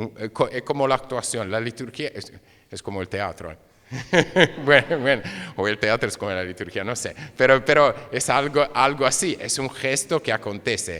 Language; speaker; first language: Spanish; non-native, fluent; Italian